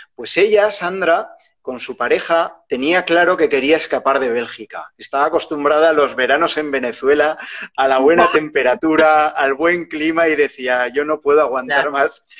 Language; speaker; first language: Spanish; native; Spanish